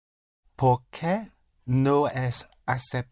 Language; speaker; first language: Spanish; non-native, learner; English